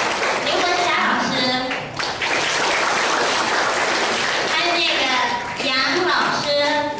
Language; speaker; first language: Chinese; non-native, fluent; Lao